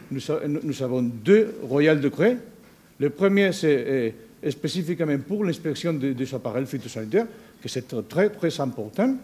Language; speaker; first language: French; non-native, learner; Spanish